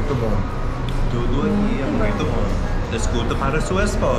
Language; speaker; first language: Portuguese; non-native, learner; English